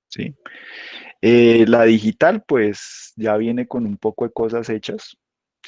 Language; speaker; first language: Spanish; native; Spanish